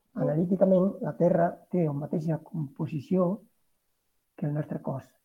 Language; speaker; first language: Catalan; non-native, local second language; Spanish